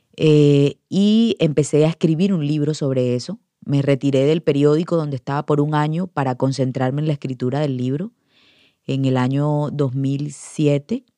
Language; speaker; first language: Spanish; native; Spanish